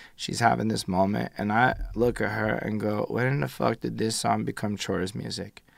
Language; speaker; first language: English; native; English